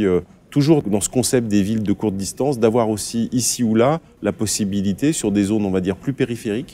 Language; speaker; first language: French; native; French